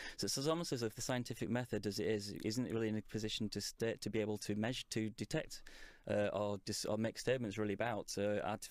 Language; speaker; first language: English; native; English